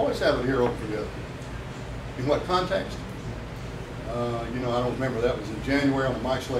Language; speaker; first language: English; native; English